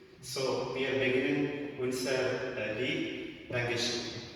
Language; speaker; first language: German; non-native, learner; Malayalam